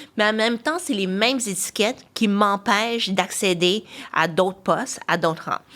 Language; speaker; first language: French; early bilingual, other home language; Chinese